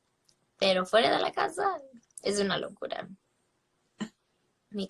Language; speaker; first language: Spanish; early bilingual, heritage; English